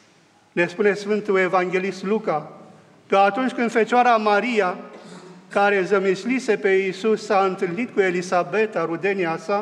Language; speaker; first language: Romanian; native; Romanian